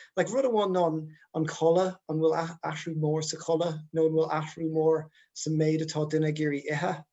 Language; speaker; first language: Irish; non-native, local second language; English